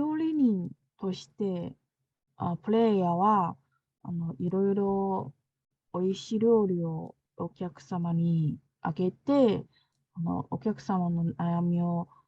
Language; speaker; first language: Japanese; non-native, learner; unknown